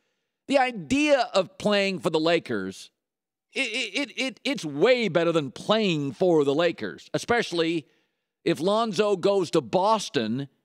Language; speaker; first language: English; native; English